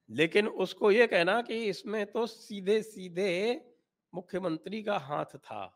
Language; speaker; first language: Hindi; native; Hindi